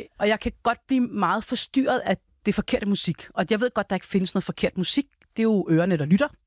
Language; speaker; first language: Danish; early bilingual, other home language; Urdu